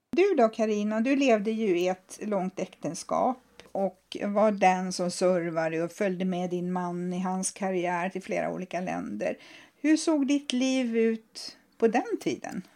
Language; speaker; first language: Swedish; native; Swedish